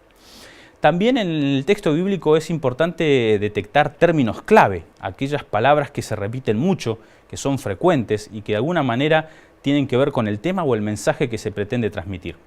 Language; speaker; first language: Spanish; native; Spanish